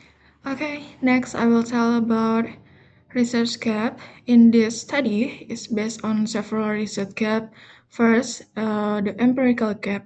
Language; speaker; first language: English; non-native, learner; Indonesian